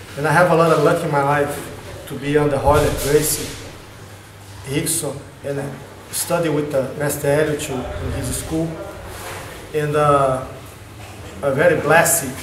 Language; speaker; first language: English; non-native, learner; Portuguese